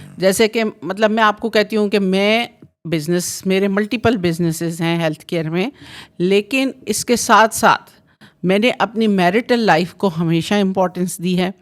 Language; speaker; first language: Urdu; native; Urdu